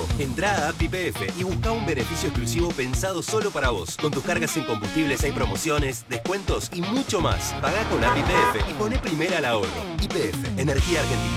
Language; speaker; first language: Spanish; native; Spanish